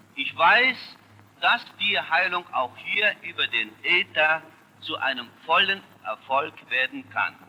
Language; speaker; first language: German; native; German